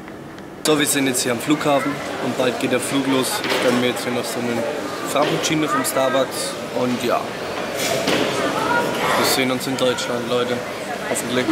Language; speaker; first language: German; native; German